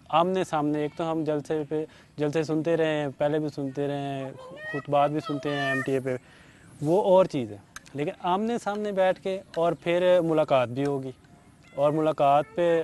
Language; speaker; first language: Urdu; native; Urdu